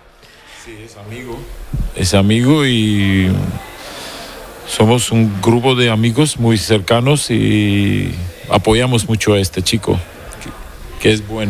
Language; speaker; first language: Spanish; non-native, learner; Georgian